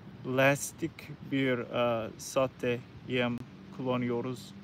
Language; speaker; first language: Turkish; non-native, learner; English